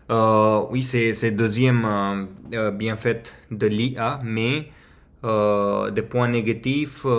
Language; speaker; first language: French; non-native, fluent; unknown